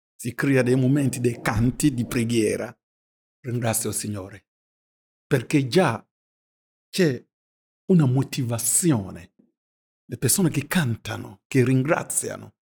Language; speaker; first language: Italian; non-native, fluent; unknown